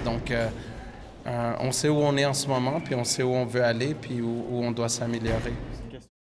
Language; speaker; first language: French; native; French